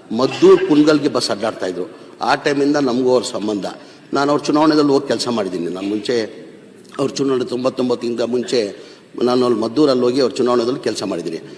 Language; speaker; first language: Kannada; non-native, local second language; Urdu